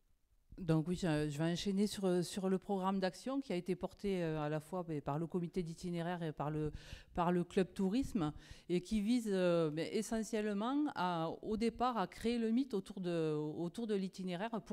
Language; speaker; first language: French; native; French